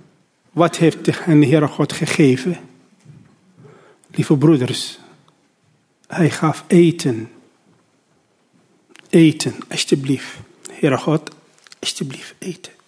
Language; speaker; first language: Dutch; non-native, learner; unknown